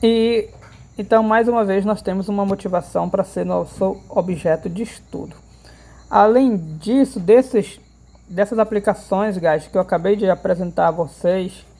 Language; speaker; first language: Portuguese; native; Portuguese